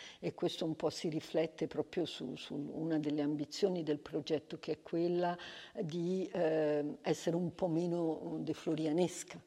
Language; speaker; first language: Italian; native; Italian